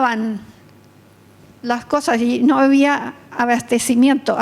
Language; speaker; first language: Catalan; early bilingual, heritage; Catalan